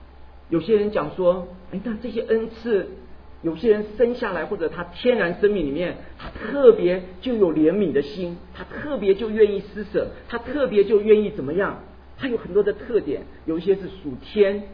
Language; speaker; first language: Chinese; native; Chinese